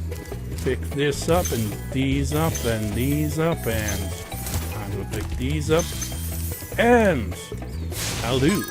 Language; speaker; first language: English; native; English